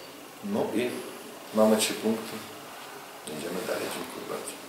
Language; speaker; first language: Polish; non-native, fluent; Russian